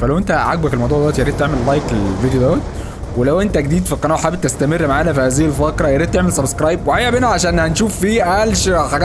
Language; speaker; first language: Arabic; native; Arabic